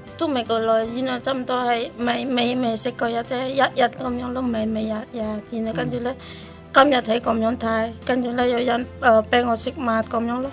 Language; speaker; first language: Chinese; non-native, learner; Indonesian